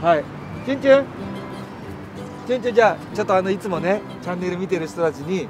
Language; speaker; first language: Japanese; native; Japanese